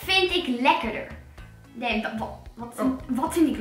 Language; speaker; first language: Dutch; native; Dutch